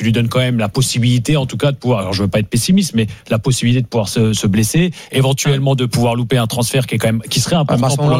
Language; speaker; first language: French; native; French